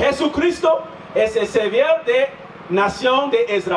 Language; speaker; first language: Spanish; non-native, learner; English